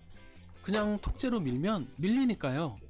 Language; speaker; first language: Korean; native; Korean